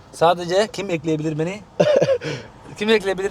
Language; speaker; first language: Turkish; early bilingual, other home language; Somali